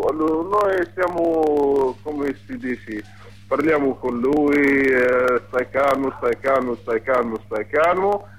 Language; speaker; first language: Italian; non-native, learner; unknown